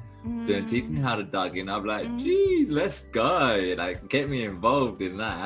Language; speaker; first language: English; native; English